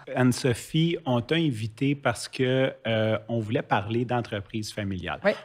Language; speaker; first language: French; native; French